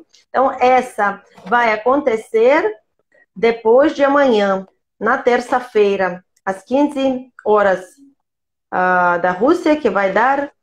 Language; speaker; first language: Portuguese; non-native, fluent; Russian